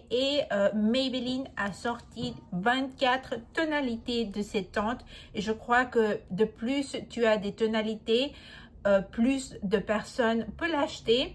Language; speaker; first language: French; non-native, fluent; Spanish